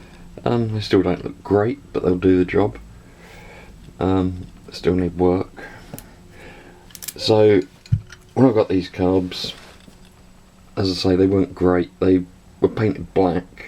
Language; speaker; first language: English; native; English